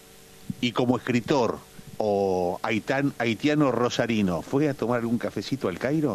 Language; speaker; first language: Spanish; native; Spanish